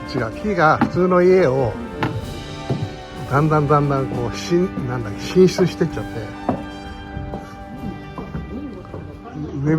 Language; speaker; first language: Japanese; native; Japanese